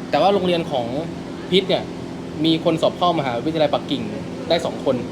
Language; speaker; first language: Thai; native; Thai